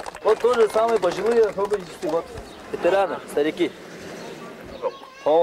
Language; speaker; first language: Russian; non-native, local second language; Tuvinian